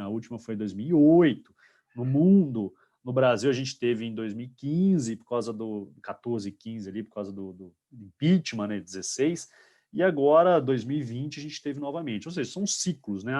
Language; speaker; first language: Portuguese; native; Portuguese